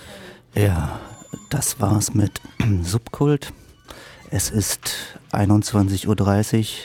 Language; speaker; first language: German; native; German